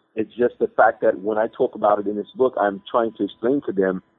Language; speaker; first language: English; native; English